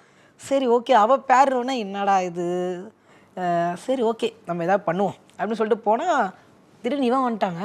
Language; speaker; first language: Tamil; native; Tamil